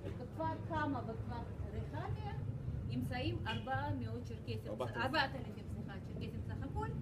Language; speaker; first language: Hebrew; non-native, fluent; Russian